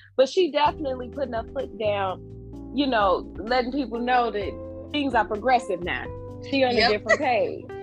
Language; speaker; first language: English; native; English